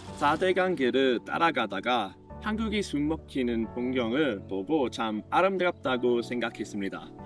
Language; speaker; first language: Korean; non-native, fluent; English